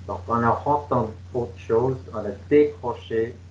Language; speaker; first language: French; non-native, fluent; English